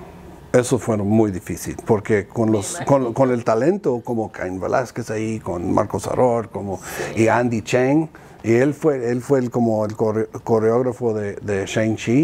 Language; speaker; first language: Spanish; early bilingual, heritage; Spanish